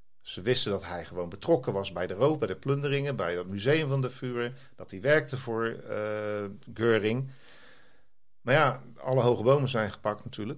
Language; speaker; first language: Dutch; native; Dutch